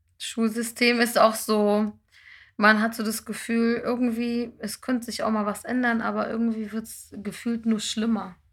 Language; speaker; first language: German; native; German